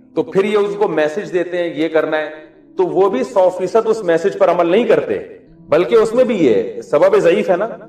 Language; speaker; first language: Urdu; native; Urdu